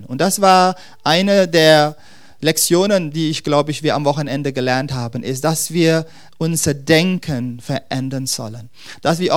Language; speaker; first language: German; non-native, fluent; Dutch